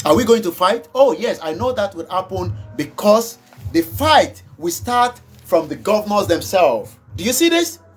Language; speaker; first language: English; non-native, local second language; Yoruba